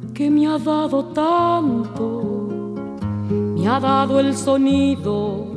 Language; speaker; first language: French; non-native, fluent; Spanish